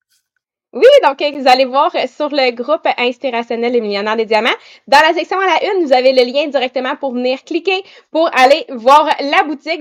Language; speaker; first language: French; native; French